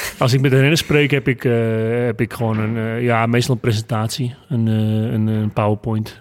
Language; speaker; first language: Dutch; native; Dutch